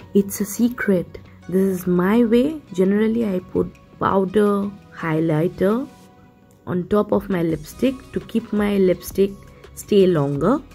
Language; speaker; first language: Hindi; non-native, local second language; Bangla